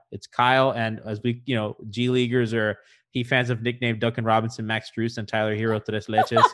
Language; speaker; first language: English; native; English